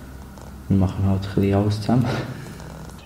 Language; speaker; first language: German; early bilingual, other home language; Albanian